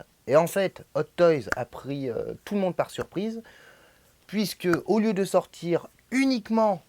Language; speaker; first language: French; native; French